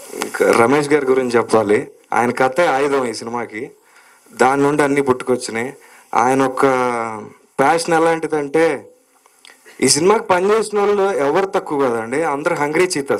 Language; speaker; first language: Telugu; native; Telugu